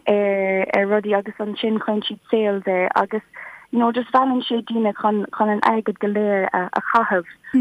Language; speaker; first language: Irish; non-native, local second language; English